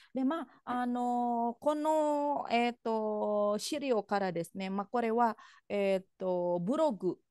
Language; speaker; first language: Japanese; non-native, fluent; Indonesian